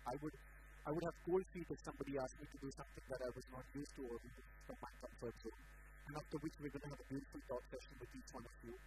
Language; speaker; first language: English; non-native, local second language; Marathi